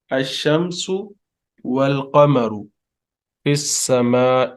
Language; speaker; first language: Arabic; non-native, fluent; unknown